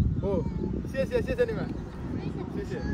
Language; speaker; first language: Chinese; non-native, learner; Bangla